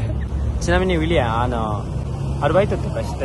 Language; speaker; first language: Japanese; non-native, fluent; Burmese